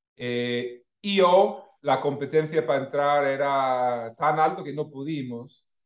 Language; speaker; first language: Spanish; non-native, fluent; English